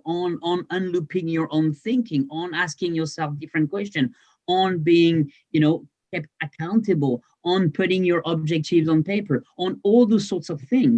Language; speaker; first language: English; non-native, fluent; French